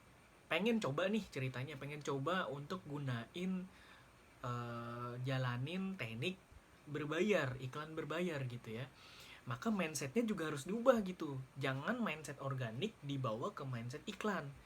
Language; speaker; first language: Indonesian; native; Indonesian